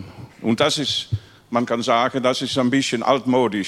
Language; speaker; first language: German; non-native, learner; Dutch